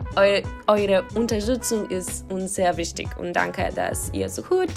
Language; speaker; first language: German; non-native, fluent; Polish